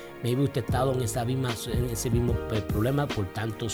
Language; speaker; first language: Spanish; early bilingual, heritage; Spanish